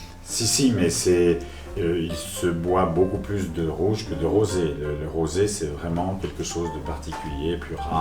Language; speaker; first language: French; native; French